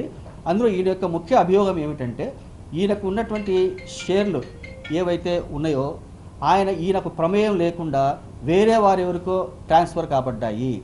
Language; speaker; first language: Telugu; native; Telugu